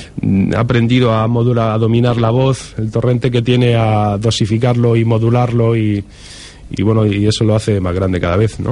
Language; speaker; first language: Spanish; native; Spanish